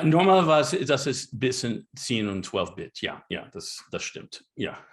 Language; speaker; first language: German; non-native, learner; English